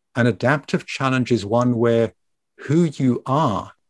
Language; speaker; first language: English; native; English